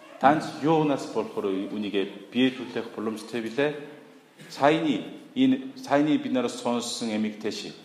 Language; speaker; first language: Mongolian; non-native, fluent; Korean